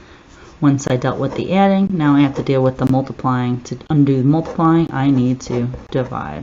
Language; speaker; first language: English; native; English